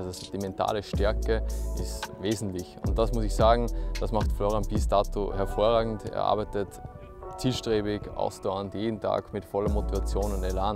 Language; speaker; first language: German; native; German